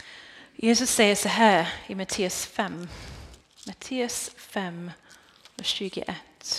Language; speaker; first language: Swedish; non-native, fluent; English